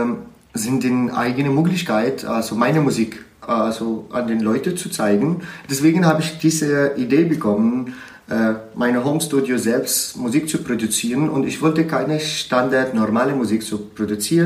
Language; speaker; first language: German; non-native, learner; Arabic